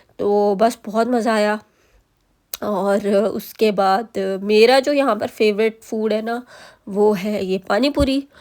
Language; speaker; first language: Urdu; native; Urdu